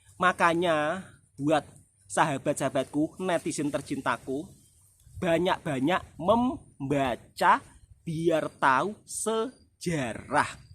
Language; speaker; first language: Indonesian; native; Indonesian